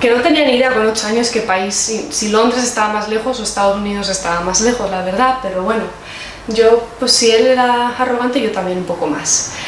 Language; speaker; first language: Spanish; native; Spanish